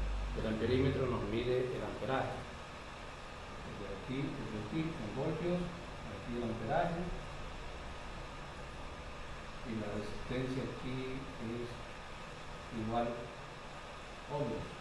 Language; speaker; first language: Spanish; native; Spanish